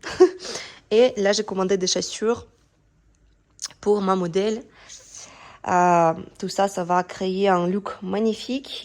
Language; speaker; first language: French; non-native, fluent; Russian